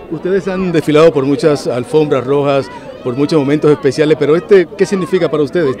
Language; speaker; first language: Spanish; native; Spanish